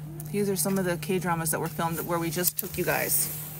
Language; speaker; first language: English; native; English